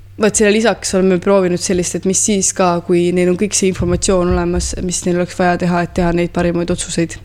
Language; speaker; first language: Estonian; early bilingual, heritage; Estonian